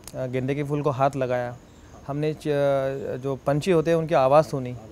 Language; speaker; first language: Hindi; non-native, local second language; Marathi